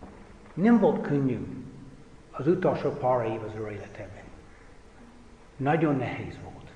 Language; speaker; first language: Hungarian; non-native, fluent; English